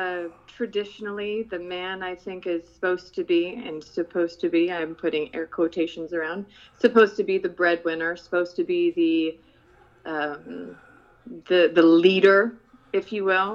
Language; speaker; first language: English; non-native, local second language; Filipino